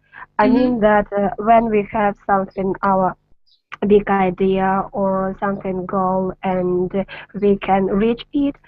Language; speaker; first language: English; non-native, learner; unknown